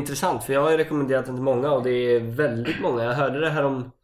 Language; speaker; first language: Swedish; native; Swedish